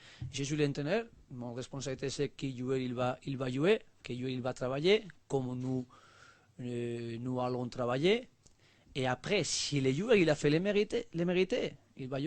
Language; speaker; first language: French; non-native, learner; Spanish